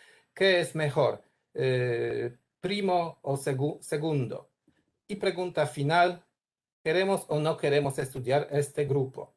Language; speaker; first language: Spanish; non-native, learner; Polish